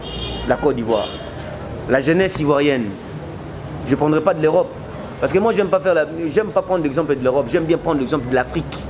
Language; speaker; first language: French; non-native, local second language; Lingala